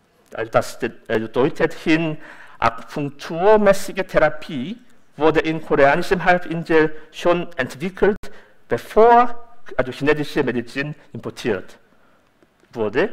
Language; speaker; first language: German; non-native, fluent; Korean